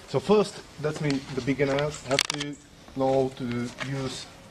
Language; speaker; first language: English; non-native, learner; Slovak